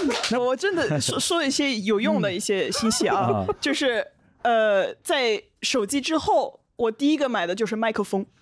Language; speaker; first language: Chinese; non-native, fluent; French